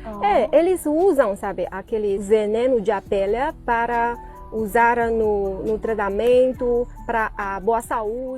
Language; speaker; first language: Portuguese; non-native, fluent; Chinese